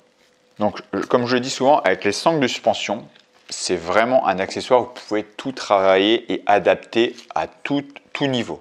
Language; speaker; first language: French; native; French